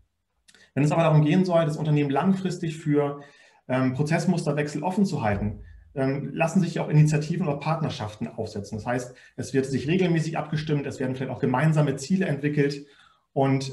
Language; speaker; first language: German; native; German